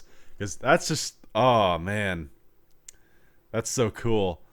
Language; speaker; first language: English; native; English